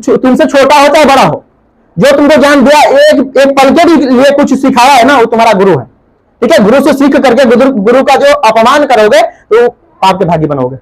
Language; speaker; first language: Hindi; native; Hindi